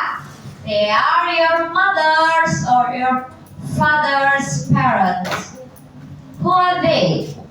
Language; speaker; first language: English; non-native, learner; Indonesian